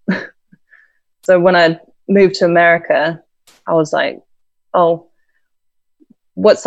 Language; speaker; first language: English; native; English